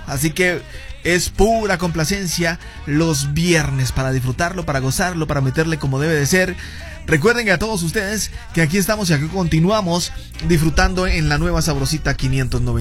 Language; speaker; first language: Spanish; native; Spanish